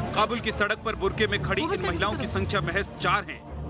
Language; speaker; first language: Hindi; native; Hindi